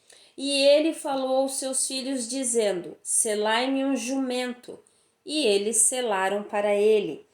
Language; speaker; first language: Portuguese; native; Portuguese